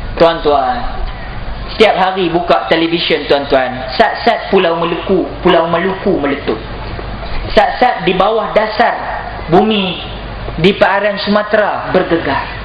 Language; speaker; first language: Malay; native; Malay